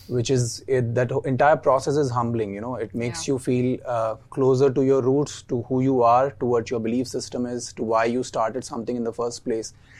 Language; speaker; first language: English; non-native, local second language; Hindi